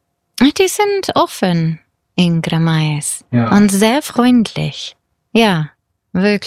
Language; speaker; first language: German; non-native, fluent; English